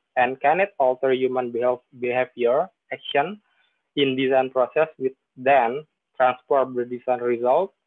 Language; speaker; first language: English; non-native, fluent; Indonesian